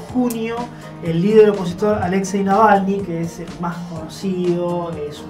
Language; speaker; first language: Spanish; native; Spanish